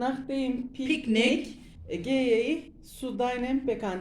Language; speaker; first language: German; non-native, learner; Turkish